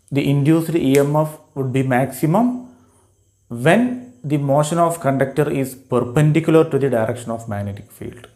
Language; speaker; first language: English; non-native, local second language; Malayalam